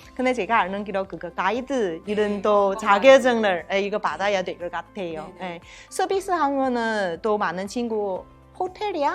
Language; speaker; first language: Korean; non-native, learner; Chinese